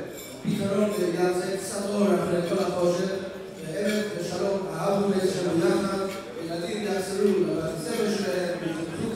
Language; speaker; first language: Hebrew; non-native, fluent; English